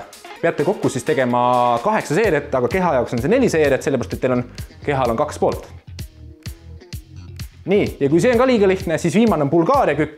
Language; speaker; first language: Estonian; native; Estonian